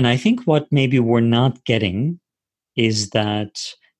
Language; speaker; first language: English; non-native, fluent; Turkish